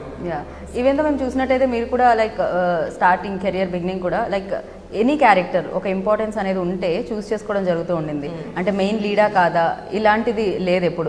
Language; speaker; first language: Telugu; native; Telugu